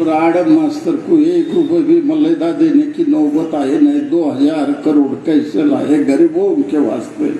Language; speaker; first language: Hindi; non-native, local second language; Marathi